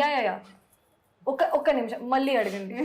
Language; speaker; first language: Telugu; non-native, learner; Hindi